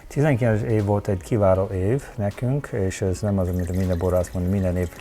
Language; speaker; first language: Hungarian; early bilingual, heritage; Hungarian